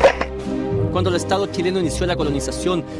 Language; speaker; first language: Spanish; native; Spanish